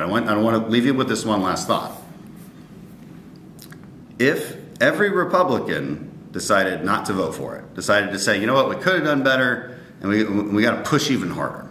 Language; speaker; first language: English; native; English